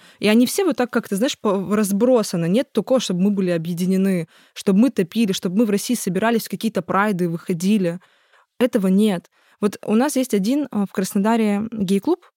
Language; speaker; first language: Russian; native; Russian